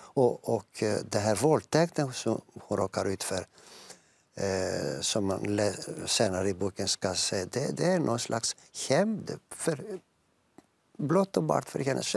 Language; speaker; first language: Swedish; non-native, fluent; Greek